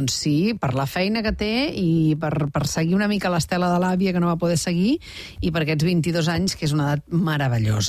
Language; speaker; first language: Catalan; native; Catalan